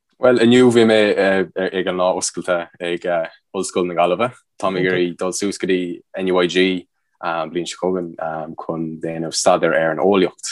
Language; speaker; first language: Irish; native; Irish